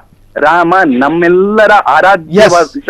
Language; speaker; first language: Kannada; native; Kannada